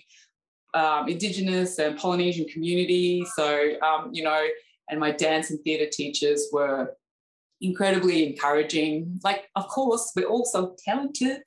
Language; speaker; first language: English; native; English